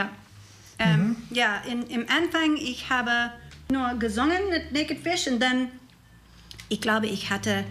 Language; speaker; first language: German; non-native, learner; English